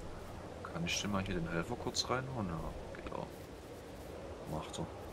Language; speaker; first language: German; native; German